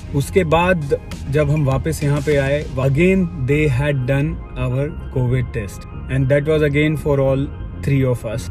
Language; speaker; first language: Hindi; native; Hindi